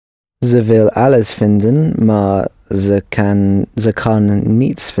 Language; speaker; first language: Dutch; non-native, learner; English